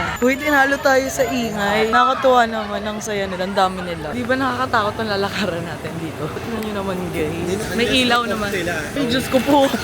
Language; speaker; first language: Filipino; native; Filipino